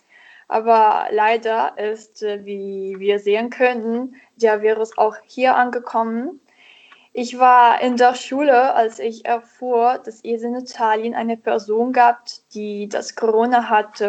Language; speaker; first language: German; non-native, learner; Italian